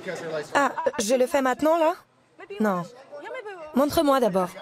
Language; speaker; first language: French; non-native, fluent; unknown